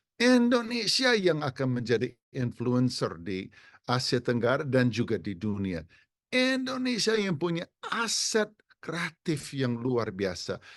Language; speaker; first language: Indonesian; non-native, fluent; English